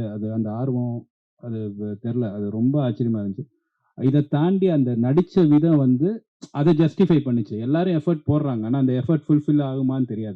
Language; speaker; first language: Tamil; native; Tamil